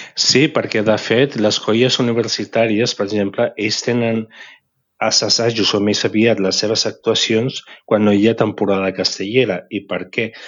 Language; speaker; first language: Catalan; native; Catalan